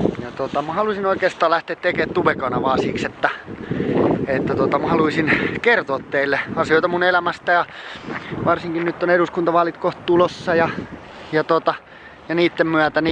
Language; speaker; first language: Finnish; native; Finnish